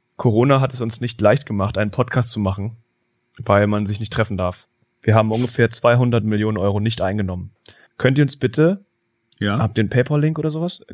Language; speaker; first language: German; native; German